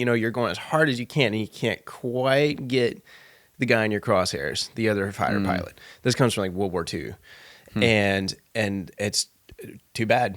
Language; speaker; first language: English; native; English